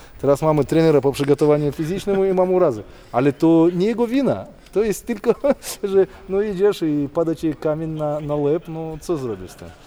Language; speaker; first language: Polish; non-native, fluent; Russian